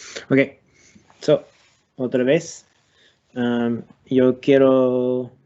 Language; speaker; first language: Spanish; non-native, learner; English